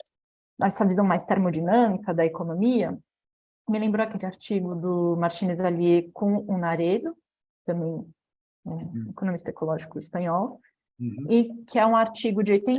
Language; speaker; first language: Portuguese; native; Portuguese